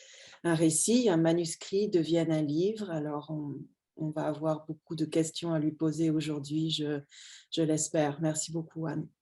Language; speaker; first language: French; native; French